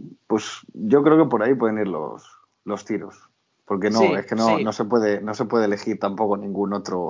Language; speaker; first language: Spanish; native; Spanish